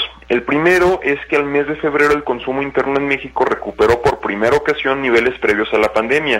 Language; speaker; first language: Spanish; native; Spanish